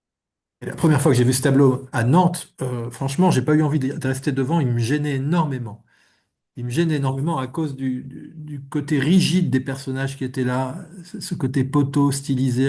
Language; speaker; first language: French; native; French